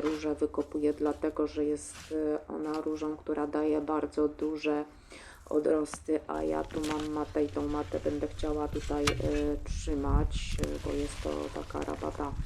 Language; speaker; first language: Polish; native; Polish